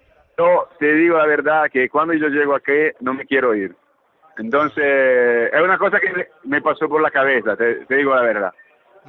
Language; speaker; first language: Spanish; early bilingual, heritage; Italian